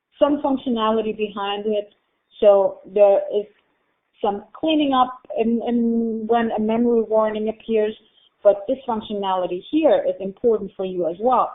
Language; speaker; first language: English; non-native, fluent; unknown